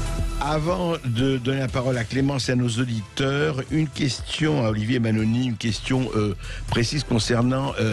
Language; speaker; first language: French; native; French